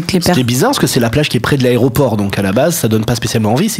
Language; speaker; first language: French; native; French